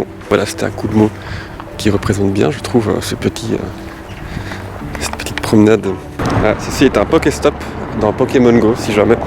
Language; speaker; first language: French; native; French